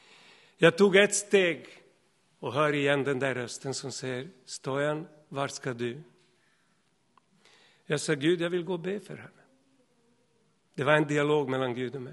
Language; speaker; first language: Swedish; non-native, fluent; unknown